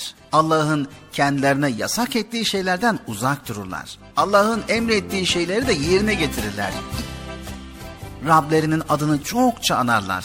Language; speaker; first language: Turkish; native; Turkish